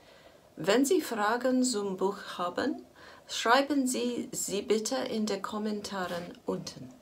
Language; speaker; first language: German; non-native, learner; English